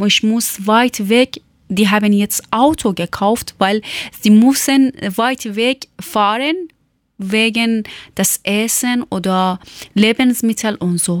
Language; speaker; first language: German; non-native, learner; Persian